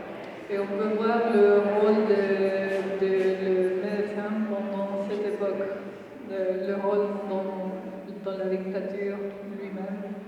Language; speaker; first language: French; non-native, fluent; Spanish